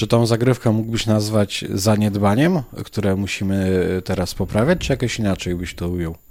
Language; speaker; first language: Polish; native; Polish